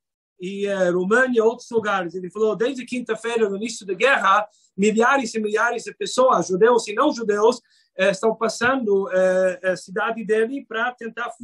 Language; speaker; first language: Portuguese; non-native, fluent; Hebrew